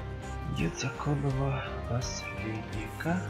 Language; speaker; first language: Russian; native; Russian